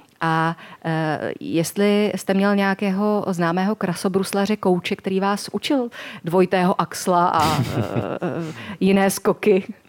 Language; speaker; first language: Czech; native; Czech